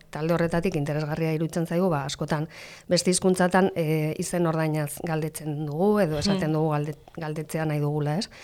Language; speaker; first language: Basque; non-native, local second language; Spanish